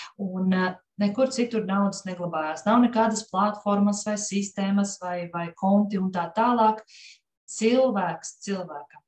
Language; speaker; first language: Latvian; non-native, local second language; Russian